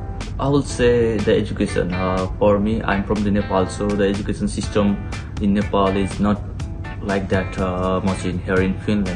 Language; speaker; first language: English; non-native, fluent; Nepali